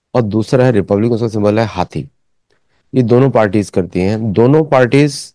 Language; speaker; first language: Hindi; native; Hindi